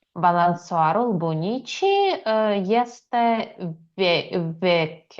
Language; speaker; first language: Romanian; non-native, learner; Russian